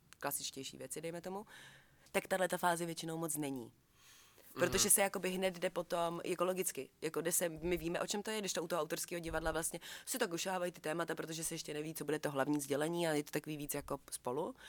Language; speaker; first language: Czech; native; Czech